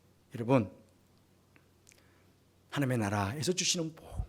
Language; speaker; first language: Korean; native; Korean